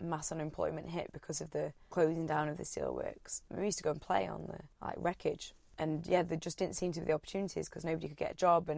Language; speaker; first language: English; native; English